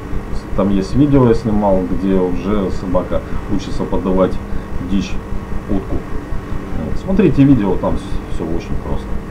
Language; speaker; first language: Russian; native; Russian